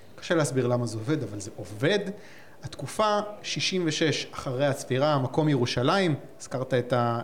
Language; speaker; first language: Hebrew; native; Hebrew